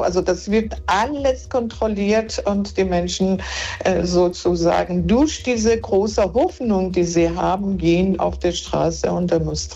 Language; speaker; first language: German; non-native, fluent; Persian